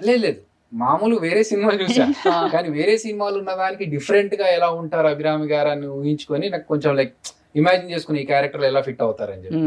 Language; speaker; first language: Telugu; native; Telugu